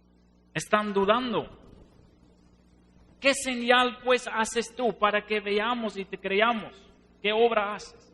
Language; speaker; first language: Spanish; non-native, fluent; Dutch